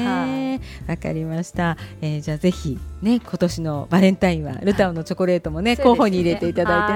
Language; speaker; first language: Japanese; native; Japanese